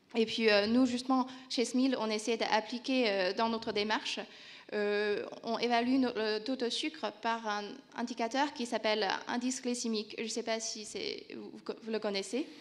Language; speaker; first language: French; non-native, fluent; Chinese